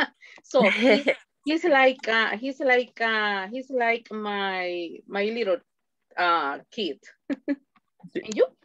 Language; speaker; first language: English; non-native, fluent; Spanish